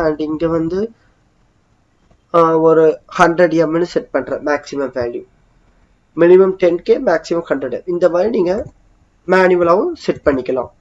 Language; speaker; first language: Tamil; native; Tamil